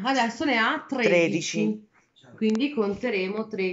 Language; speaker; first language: Italian; native; Italian